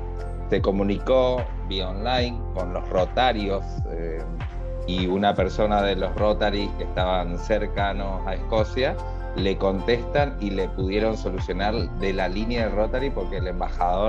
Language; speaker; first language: Spanish; native; Spanish